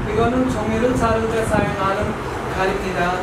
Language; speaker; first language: Korean; non-native, learner; Nepali